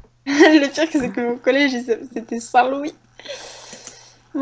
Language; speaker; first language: French; native; French